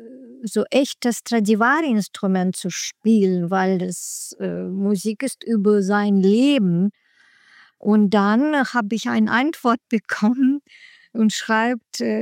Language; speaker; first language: German; non-native, learner; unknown